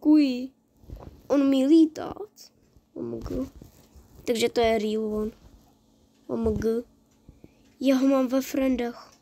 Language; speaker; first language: Czech; early bilingual, other home language; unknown